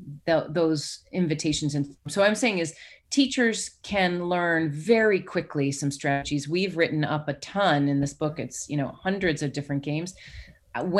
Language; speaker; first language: English; native; English